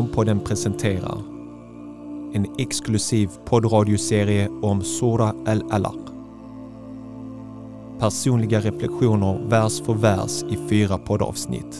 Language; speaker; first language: Swedish; native; Swedish